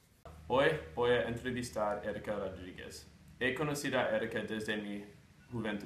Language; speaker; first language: Spanish; non-native, learner; English